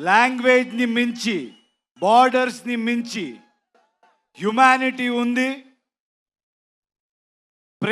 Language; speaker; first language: Telugu; non-native, learner; Kannada